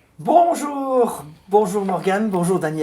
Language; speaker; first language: French; native; French